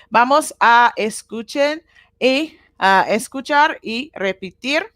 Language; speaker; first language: Spanish; non-native, learner; Japanese